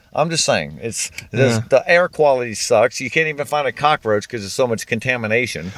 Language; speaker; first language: English; native; English